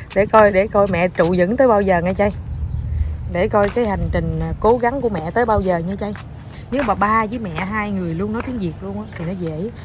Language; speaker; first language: Vietnamese; native; Vietnamese